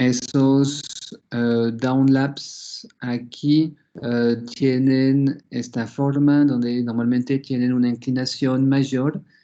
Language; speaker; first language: Spanish; non-native, fluent; French